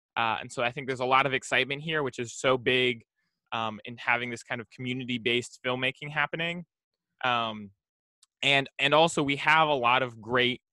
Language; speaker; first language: English; native; English